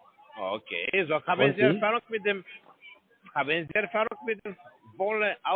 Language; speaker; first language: German; non-native, learner; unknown